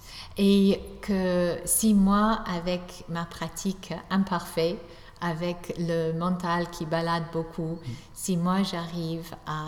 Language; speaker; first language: French; non-native, fluent; English